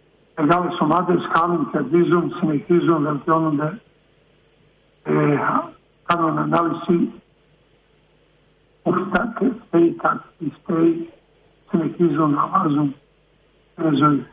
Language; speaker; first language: Greek; non-native, fluent; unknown